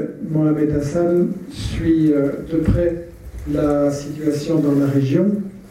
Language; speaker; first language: French; native; French